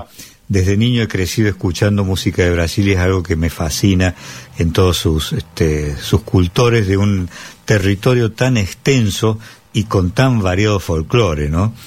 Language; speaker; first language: Spanish; native; Spanish